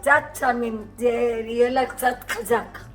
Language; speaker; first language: Hebrew; non-native, learner; Marathi